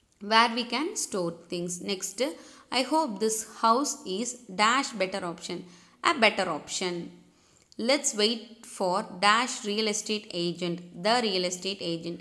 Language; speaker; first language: English; non-native, local second language; Tamil